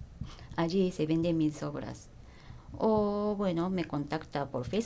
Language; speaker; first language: Spanish; non-native, learner; Japanese